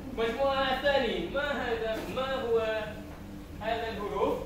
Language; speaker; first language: Arabic; non-native, learner; Malay